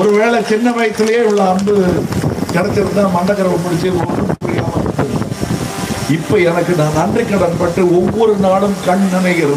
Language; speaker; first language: Tamil; native; Tamil